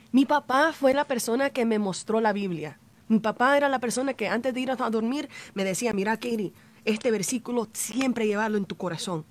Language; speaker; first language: Spanish; early bilingual, heritage; Spanish